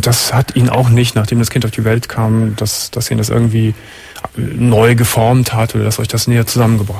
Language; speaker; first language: German; native; German